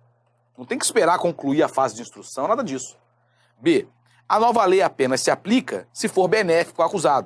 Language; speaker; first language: Portuguese; native; Portuguese